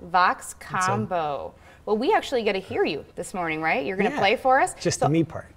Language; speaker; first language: English; native; English